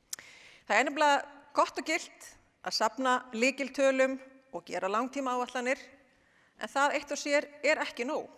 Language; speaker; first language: Icelandic; native; Icelandic